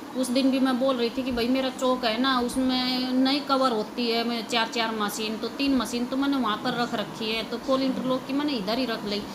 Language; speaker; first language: Hindi; native; Hindi